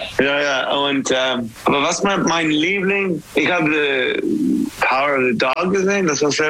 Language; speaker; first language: German; non-native, learner; English